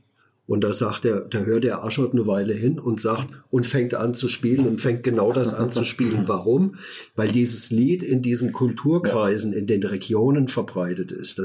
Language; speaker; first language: German; native; German